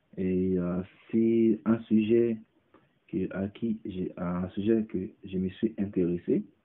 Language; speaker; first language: French; non-native, local second language; Haitian Creole